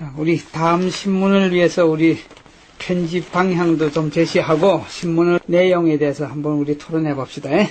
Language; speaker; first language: Korean; native; Korean